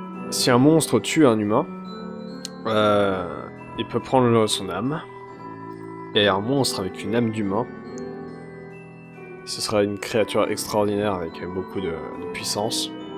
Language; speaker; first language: French; native; French